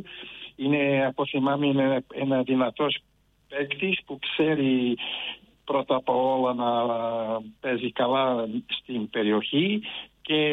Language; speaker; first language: Greek; non-native, fluent; Portuguese